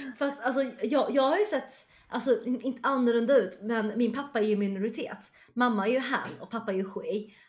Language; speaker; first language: Swedish; early bilingual, other home language; Chinese